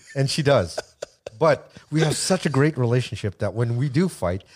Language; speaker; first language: English; native; English